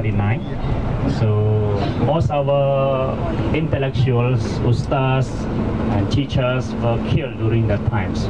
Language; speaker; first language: English; non-native, local second language; Khmer